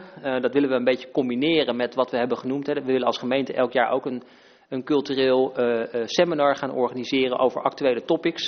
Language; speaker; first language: Dutch; native; Dutch